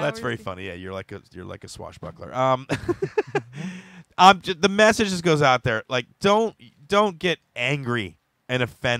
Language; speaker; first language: English; native; English